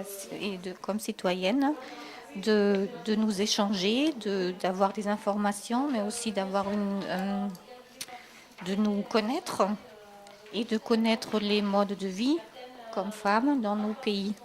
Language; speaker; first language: French; non-native, fluent; German